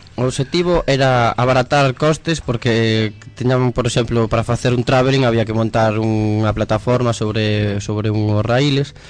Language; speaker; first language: Galician; native; Galician